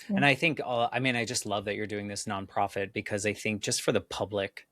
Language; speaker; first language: English; native; English